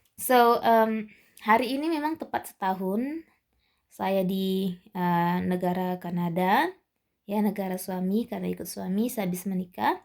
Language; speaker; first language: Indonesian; native; Indonesian